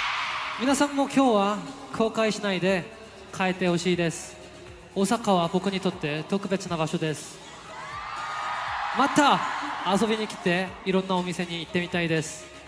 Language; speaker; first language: Japanese; non-native, learner; Korean